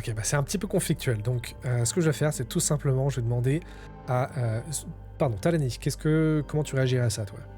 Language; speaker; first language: French; native; French